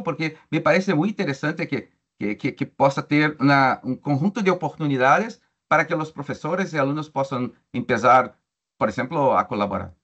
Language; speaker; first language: Spanish; non-native, learner; Portuguese